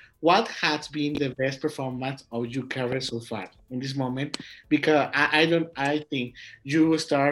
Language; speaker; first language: English; non-native, learner; Spanish